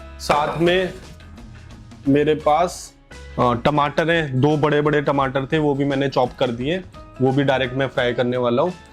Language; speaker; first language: Hindi; native; Hindi